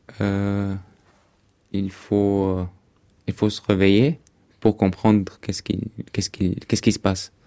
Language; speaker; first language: French; non-native, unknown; Arabic